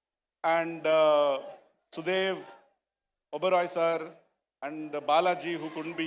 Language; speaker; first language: Telugu; native; Telugu